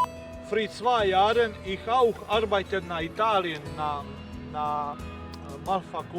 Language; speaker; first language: German; non-native, learner; Croatian